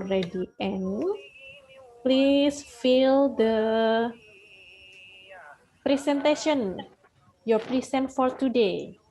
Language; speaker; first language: English; non-native, fluent; Indonesian